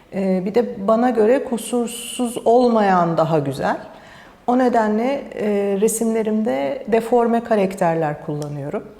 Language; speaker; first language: Turkish; early bilingual, heritage; Turkish